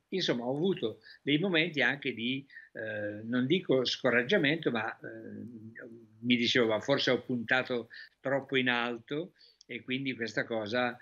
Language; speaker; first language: Italian; native; Italian